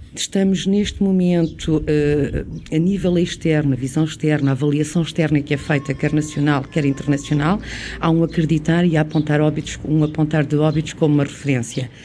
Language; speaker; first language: Portuguese; native; Portuguese